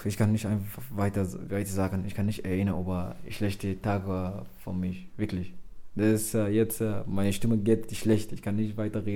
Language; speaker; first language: German; non-native, learner; Arabic